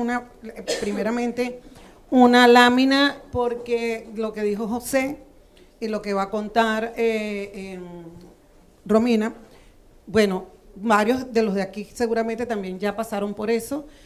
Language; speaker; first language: Spanish; native; Spanish